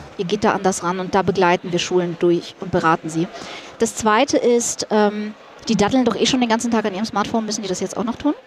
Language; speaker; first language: German; early bilingual, other home language; Russian